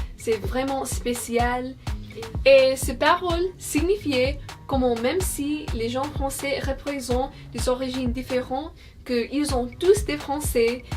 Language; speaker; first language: French; non-native, fluent; English